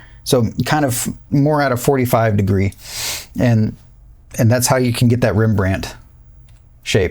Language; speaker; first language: English; native; English